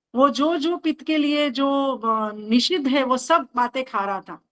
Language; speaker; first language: Hindi; non-native, local second language; Marathi